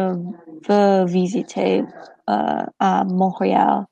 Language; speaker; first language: French; non-native, learner; English